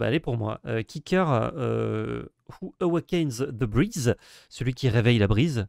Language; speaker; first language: French; native; French